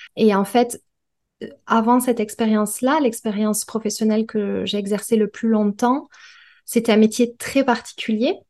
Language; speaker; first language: French; native; French